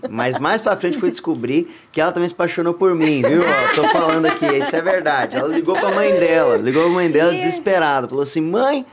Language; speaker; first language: Portuguese; native; Portuguese